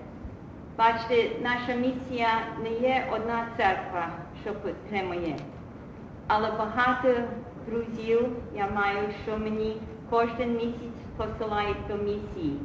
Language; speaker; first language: Ukrainian; early bilingual, heritage; Ukrainian